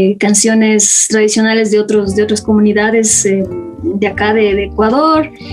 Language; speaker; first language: Spanish; non-native, local second language; Quechua